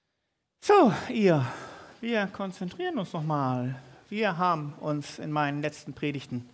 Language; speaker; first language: German; native; German